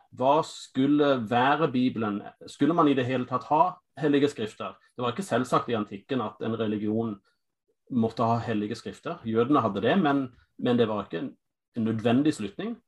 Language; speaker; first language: Norwegian; non-native, fluent; English